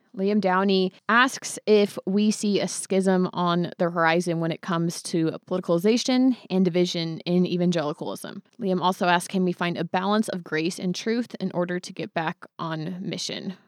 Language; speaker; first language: English; native; English